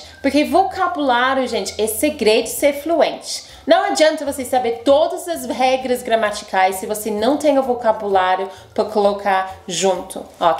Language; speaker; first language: Portuguese; non-native, fluent; English